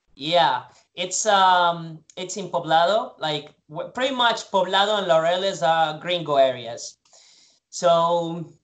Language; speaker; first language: English; non-native, fluent; Spanish